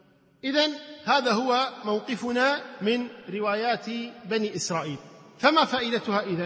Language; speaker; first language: Arabic; native; Arabic